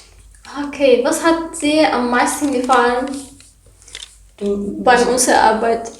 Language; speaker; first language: German; non-native, learner; Arabic